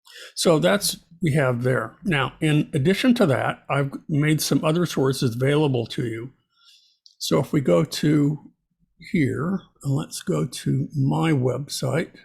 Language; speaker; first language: English; native; English